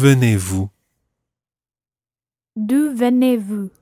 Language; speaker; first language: French; non-native, learner; English